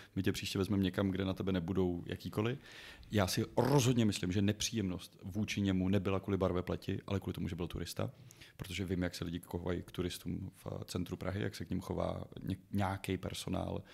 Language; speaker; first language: Czech; native; Czech